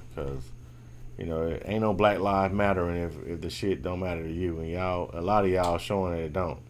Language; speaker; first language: English; native; English